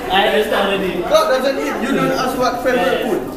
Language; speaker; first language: English; non-native, local second language; Malay